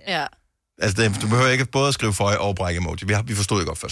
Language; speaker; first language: Danish; native; Danish